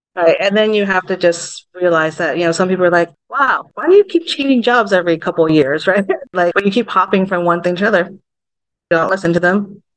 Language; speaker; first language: English; early bilingual, other home language; Vietnamese